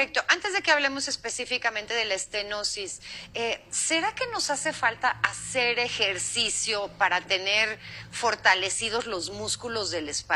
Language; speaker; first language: Spanish; native; Spanish